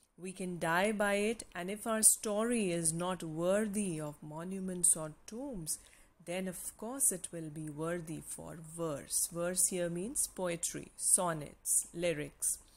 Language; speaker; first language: English; non-native, local second language; Punjabi